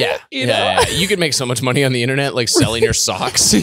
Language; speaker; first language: English; native; English